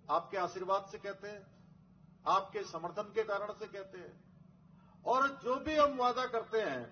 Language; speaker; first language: Hindi; native; Hindi